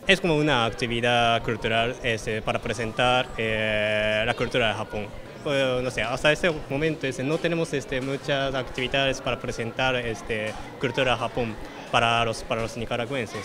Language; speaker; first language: Spanish; non-native, fluent; Japanese